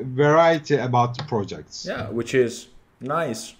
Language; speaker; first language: English; non-native, fluent; Turkish